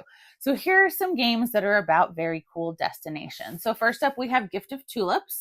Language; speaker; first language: English; native; English